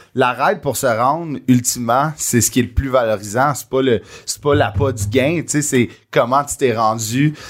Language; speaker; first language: French; native; French